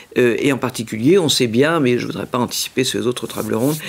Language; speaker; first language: French; native; French